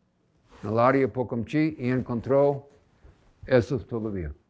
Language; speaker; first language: Spanish; non-native, fluent; English